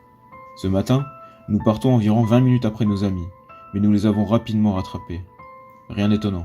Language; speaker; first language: French; native; French